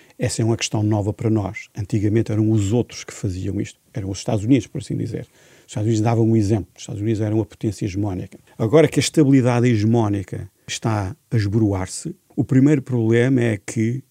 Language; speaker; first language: Portuguese; native; Portuguese